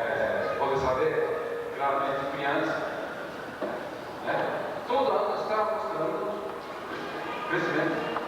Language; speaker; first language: Portuguese; non-native, learner; Japanese